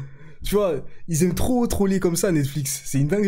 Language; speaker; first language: French; native; French